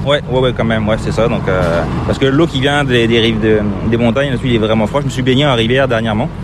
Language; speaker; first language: French; native; French